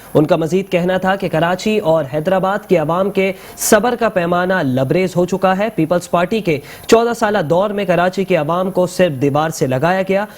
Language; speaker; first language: Urdu; native; Urdu